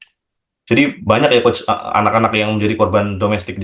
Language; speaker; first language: Indonesian; native; Indonesian